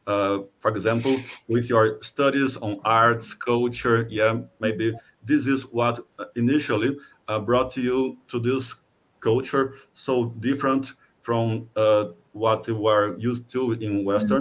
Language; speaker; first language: English; non-native, fluent; Portuguese